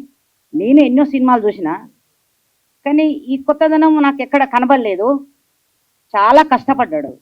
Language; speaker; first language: Telugu; native; Telugu